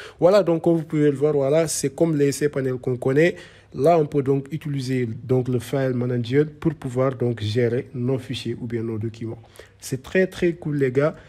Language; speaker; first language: French; non-native, local second language; Wolof